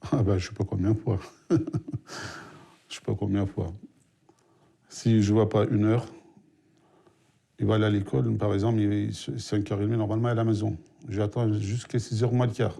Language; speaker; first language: French; non-native, fluent; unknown